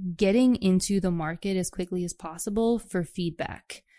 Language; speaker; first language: English; native; English